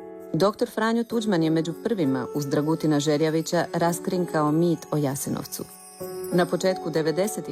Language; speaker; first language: Croatian; native; Croatian